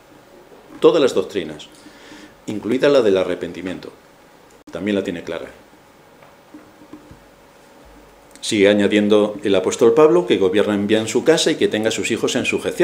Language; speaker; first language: Spanish; native; Spanish